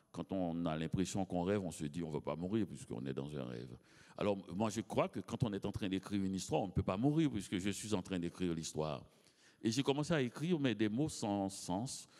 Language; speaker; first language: French; native; French